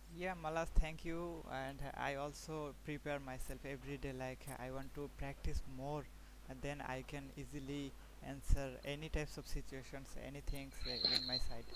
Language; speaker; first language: English; non-native, learner; Bangla